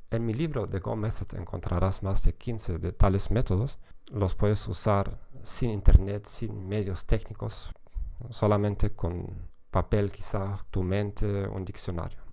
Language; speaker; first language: Spanish; non-native, fluent; German